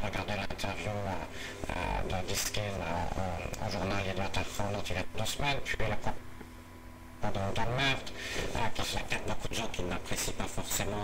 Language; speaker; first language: French; native; French